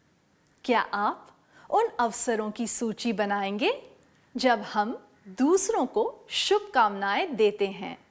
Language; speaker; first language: Hindi; native; Hindi